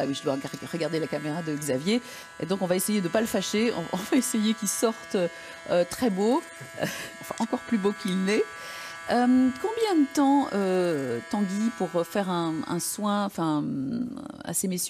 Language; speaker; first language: French; native; French